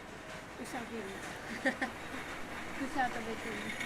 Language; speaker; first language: Japanese; non-native, learner; Vietnamese